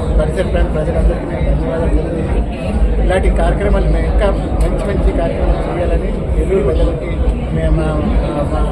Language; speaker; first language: Telugu; native; Telugu